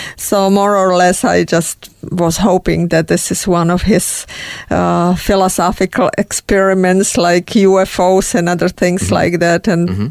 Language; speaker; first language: English; non-native, fluent; Czech